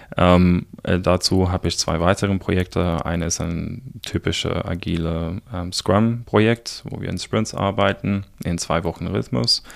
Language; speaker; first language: German; non-native, fluent; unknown